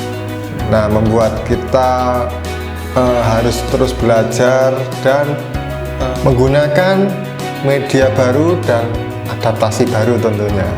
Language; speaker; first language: Indonesian; native; Indonesian